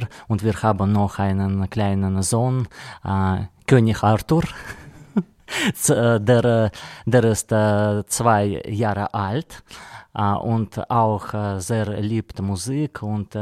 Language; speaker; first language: German; non-native, learner; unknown